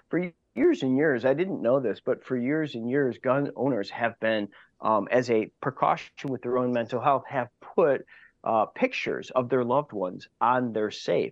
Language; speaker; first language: English; native; English